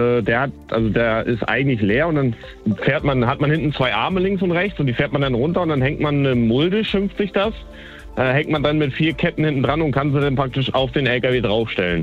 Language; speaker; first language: German; native; German